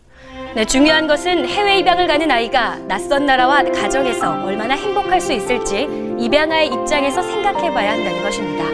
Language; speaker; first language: Korean; native; Korean